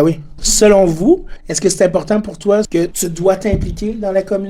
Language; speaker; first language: French; native; French